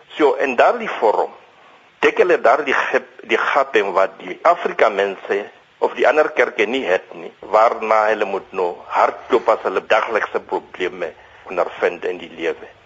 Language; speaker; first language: Afrikaans; non-native, local second language; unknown